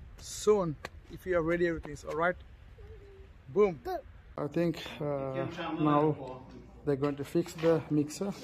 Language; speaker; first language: English; non-native, learner; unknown